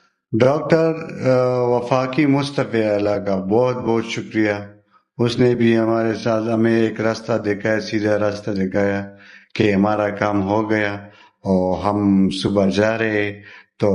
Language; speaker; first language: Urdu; non-native, local second language; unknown